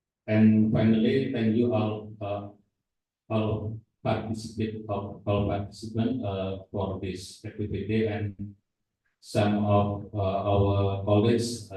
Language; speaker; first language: English; non-native, fluent; Indonesian